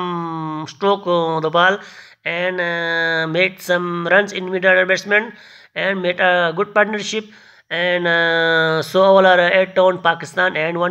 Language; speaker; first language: English; non-native, learner; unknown